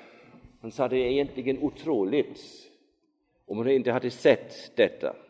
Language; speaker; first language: Swedish; non-native, fluent; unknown